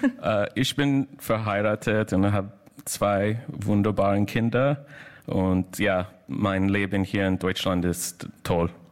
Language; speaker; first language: German; non-native, learner; English